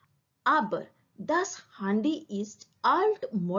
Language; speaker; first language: German; non-native, learner; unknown